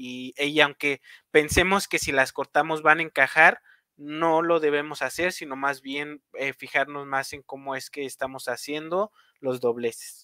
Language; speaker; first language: Spanish; native; Spanish